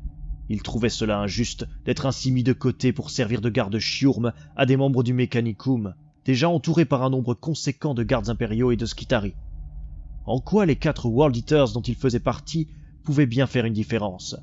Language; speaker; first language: French; native; French